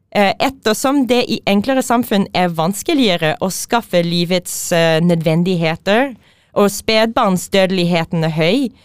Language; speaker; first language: Norwegian; non-native, fluent; English